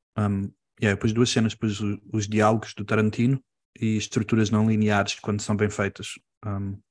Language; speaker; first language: Portuguese; early bilingual, heritage; Portuguese